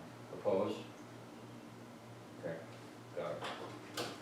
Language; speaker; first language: English; native; English